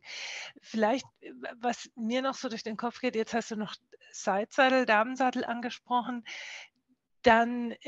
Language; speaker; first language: German; native; German